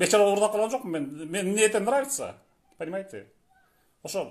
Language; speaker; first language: Kyrgyz; native; Kyrgyz